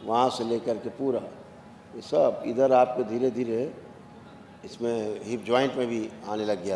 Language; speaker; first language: Hindi; native; Hindi